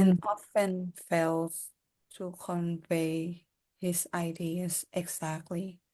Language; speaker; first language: English; non-native, learner; Thai